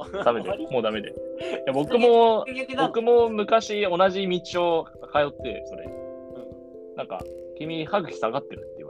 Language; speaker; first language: Japanese; native; Japanese